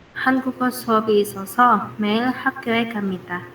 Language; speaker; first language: Korean; non-native, learner; Indonesian